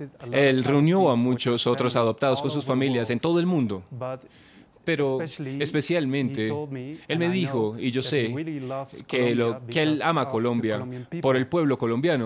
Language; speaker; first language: Spanish; non-native, fluent; Dutch